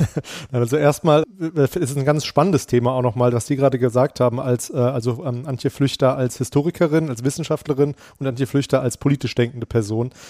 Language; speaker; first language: German; native; German